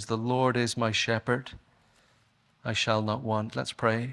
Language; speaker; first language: English; native; English